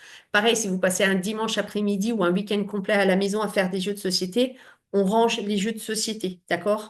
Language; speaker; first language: French; native; French